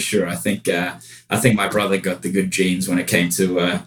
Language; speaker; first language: English; native; English